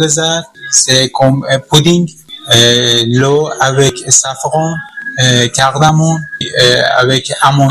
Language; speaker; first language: French; non-native, learner; Persian